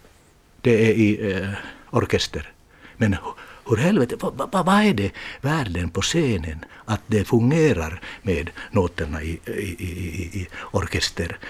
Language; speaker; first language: Swedish; non-native, learner; Finnish